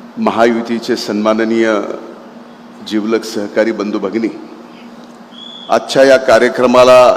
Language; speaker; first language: Marathi; native; Marathi